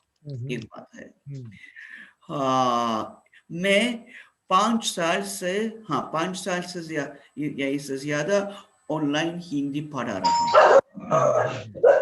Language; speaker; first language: Hindi; non-native, fluent; Russian